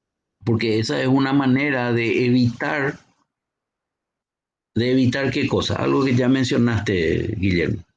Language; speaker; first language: Spanish; native; Spanish